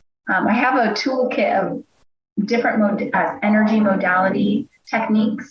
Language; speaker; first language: English; native; English